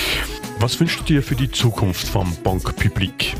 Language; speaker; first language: German; native; German